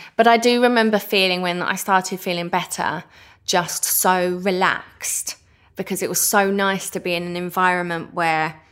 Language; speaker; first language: English; native; English